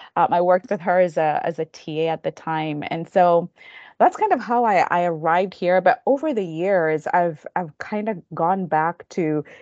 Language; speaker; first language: English; non-native, local second language; Kamba